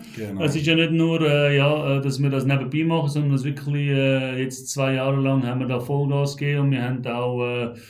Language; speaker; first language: German; early bilingual, heritage; Macedonian